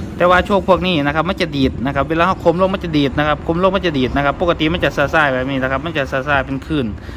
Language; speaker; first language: Thai; native; Thai